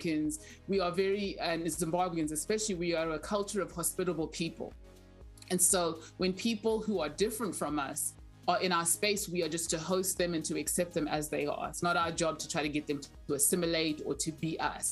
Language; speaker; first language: English; non-native, local second language; Shona